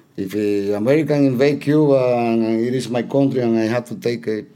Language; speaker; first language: English; non-native, fluent; Spanish